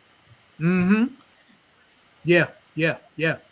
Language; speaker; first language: English; native; English